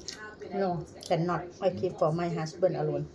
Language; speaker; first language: English; non-native, learner; Thai